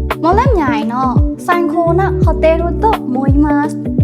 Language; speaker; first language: Japanese; non-native, learner; Burmese